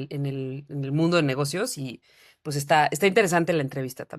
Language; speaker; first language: Spanish; native; Spanish